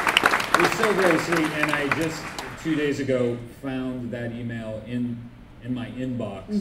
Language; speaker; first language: English; native; English